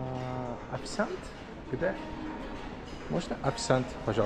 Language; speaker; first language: Russian; non-native, learner; Azerbaijani